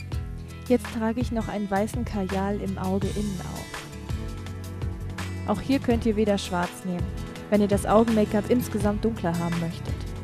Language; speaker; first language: German; native; German